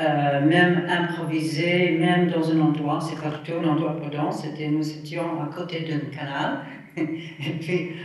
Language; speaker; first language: French; non-native, fluent; English